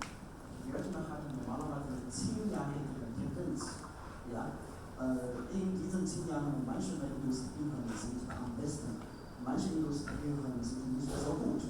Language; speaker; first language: German; non-native, learner; Chinese